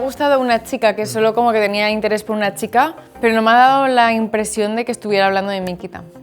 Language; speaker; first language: Spanish; native; Spanish